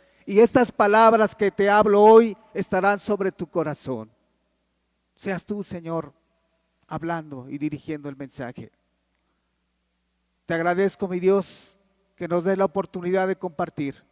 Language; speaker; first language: Spanish; native; Spanish